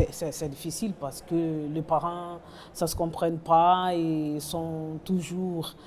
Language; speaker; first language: French; non-native, learner; Portuguese